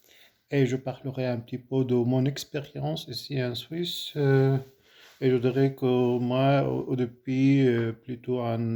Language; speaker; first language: French; non-native, fluent; Arabic